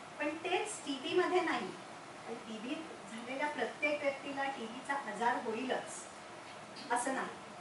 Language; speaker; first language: Marathi; non-native, local second language; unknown